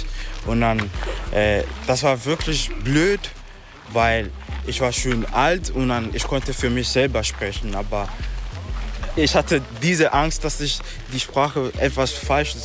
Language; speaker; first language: German; non-native, learner; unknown